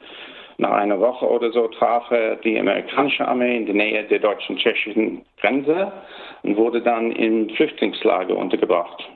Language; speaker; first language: German; early bilingual, heritage; German